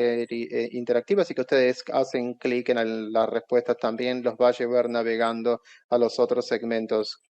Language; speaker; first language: Spanish; non-native, fluent; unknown